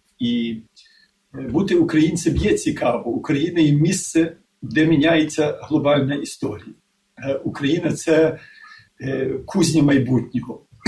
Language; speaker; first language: Ukrainian; early bilingual, heritage; Ukrainian